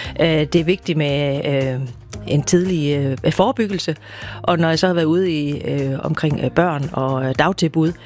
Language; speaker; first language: Danish; native; Danish